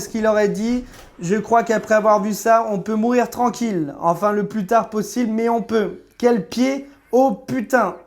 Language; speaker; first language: French; native; French